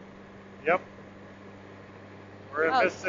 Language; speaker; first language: English; native; English